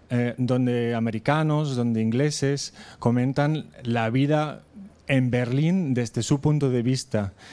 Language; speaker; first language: Spanish; non-native, fluent; German